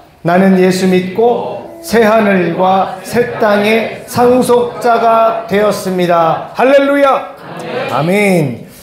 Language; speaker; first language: Korean; native; Korean